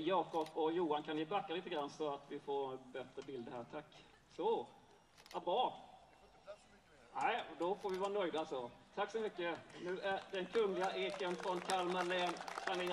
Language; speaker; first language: Swedish; native; Swedish